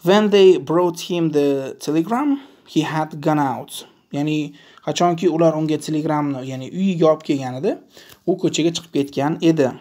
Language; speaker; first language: English; non-native, fluent; Uzbek